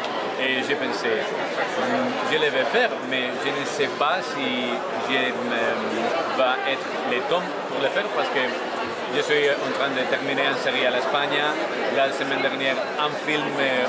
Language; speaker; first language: French; non-native, learner; Spanish